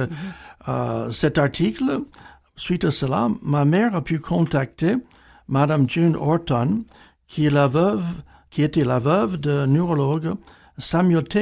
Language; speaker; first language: French; non-native, fluent; English